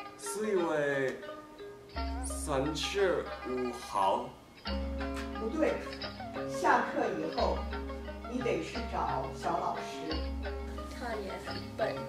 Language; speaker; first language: Chinese; non-native, learner; English